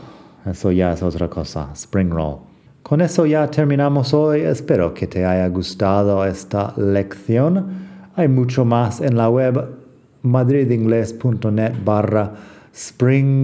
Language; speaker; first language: Spanish; non-native, fluent; English